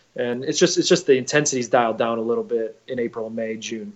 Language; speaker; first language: English; native; English